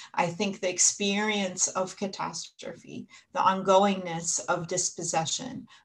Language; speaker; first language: English; native; English